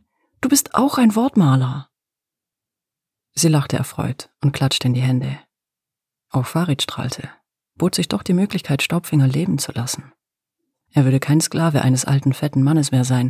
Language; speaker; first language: German; native; German